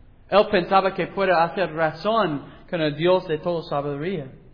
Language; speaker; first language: Spanish; non-native, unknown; English